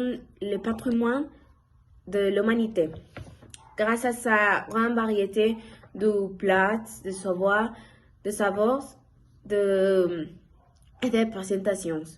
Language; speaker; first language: French; non-native, learner; Spanish